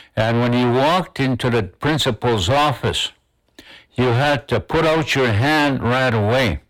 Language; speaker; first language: English; non-native, local second language; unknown